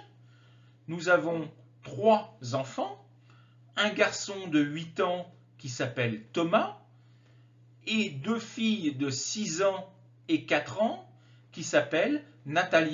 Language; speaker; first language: French; native; French